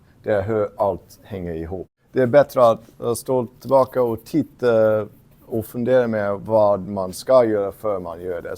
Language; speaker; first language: Swedish; non-native, fluent; English